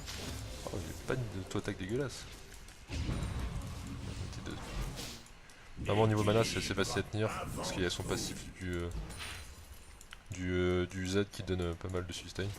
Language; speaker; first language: French; native; French